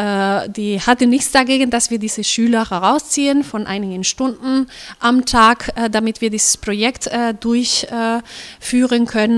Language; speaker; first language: German; non-native, fluent; Spanish